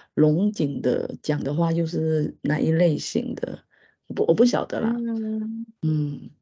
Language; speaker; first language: Chinese; non-native, local second language; Hakka Chinese